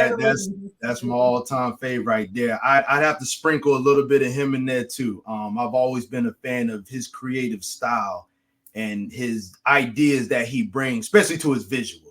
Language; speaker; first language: English; native; English